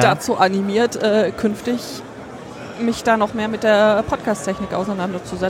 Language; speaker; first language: German; native; German